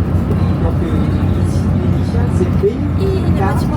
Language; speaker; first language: French; non-native, fluent; Thai